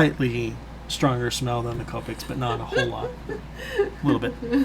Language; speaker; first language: English; native; English